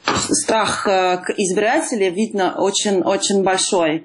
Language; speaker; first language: Russian; non-native, fluent; Dutch